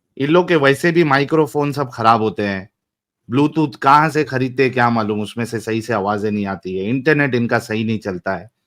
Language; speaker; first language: Hindi; native; Hindi